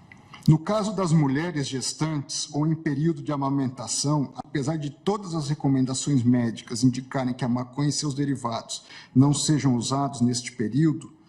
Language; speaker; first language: Portuguese; native; Portuguese